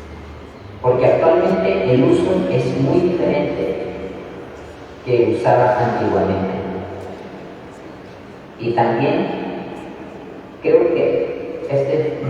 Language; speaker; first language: Spanish; non-native, local second language; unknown